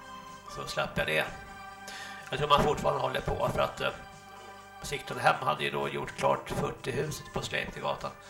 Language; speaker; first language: Swedish; native; Swedish